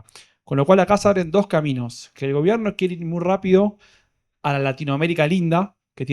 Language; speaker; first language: Spanish; native; Spanish